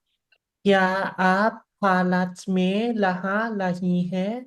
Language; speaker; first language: Hindi; non-native, learner; Thai